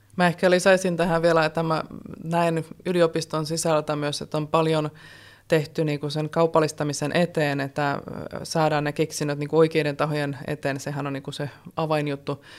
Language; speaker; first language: Finnish; non-native, fluent; Czech